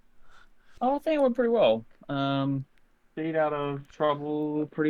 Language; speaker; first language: English; native; English